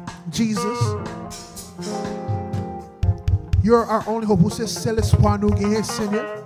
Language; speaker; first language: English; early bilingual, other home language; Haitian Creole